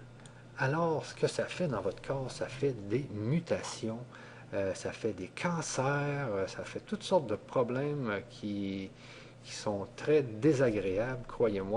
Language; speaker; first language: French; native; French